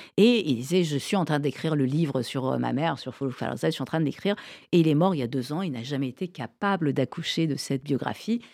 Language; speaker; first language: French; early bilingual, other home language; Persian